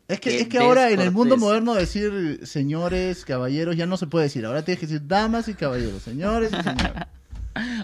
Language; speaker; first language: Spanish; native; Spanish